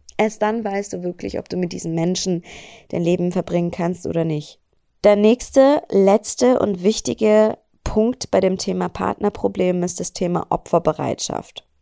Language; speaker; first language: German; early bilingual, other home language; Persian